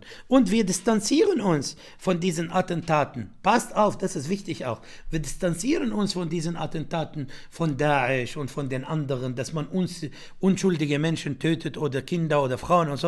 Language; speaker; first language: German; non-native, fluent; Arabic